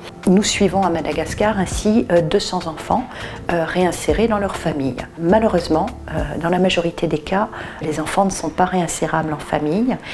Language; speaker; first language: French; native; French